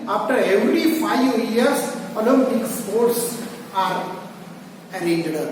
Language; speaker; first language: English; non-native, local second language; Marathi